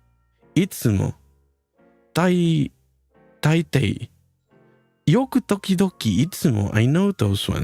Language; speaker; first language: Japanese; non-native, learner; Spanish